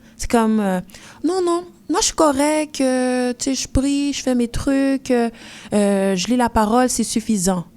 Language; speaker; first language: French; early bilingual, other home language; Haitian Creole